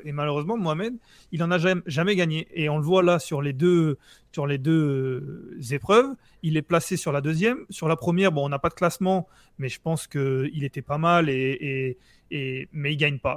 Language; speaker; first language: French; native; French